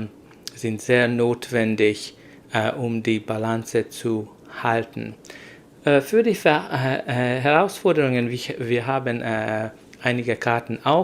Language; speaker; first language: German; non-native, learner; Hungarian